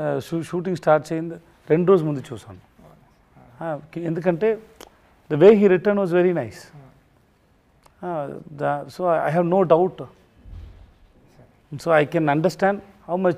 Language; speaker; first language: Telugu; non-native, learner; Tamil